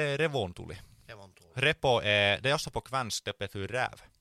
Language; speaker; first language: Norwegian; non-native, fluent; Finnish